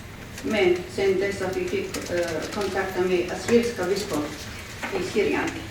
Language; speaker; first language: Swedish; early bilingual, other home language; Assyrian Neo-Aramaic